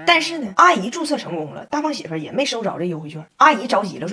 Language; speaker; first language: Chinese; native; Chinese